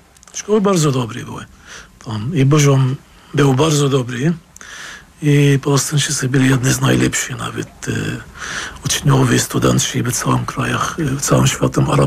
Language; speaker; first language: Polish; non-native, fluent; Arabic